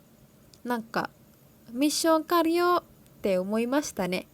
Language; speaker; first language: Japanese; non-native, learner; Malay